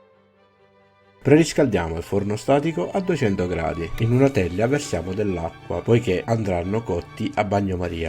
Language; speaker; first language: Italian; native; Italian